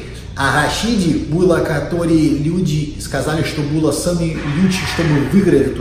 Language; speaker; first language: Russian; non-native, learner; Portuguese